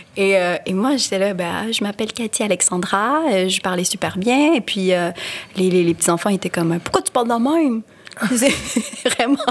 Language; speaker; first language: French; early bilingual, other home language; Spanish